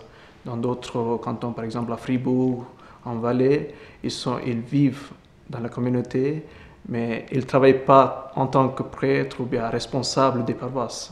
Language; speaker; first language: French; non-native, fluent; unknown